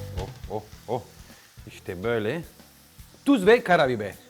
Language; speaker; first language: Turkish; non-native, learner; Italian